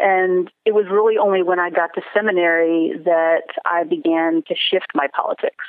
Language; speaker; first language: English; native; English